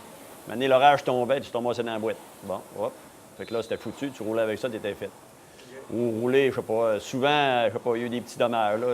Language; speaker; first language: French; native; French